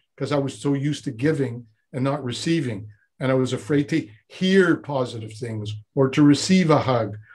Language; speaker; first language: English; native; English